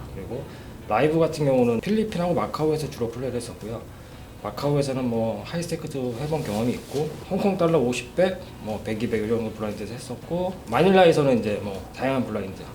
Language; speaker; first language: Korean; native; Korean